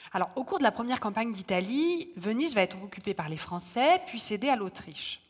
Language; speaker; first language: French; native; French